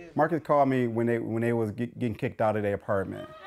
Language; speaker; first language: English; native; English